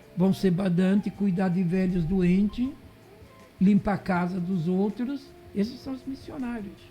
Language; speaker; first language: Portuguese; early bilingual, other home language; Italian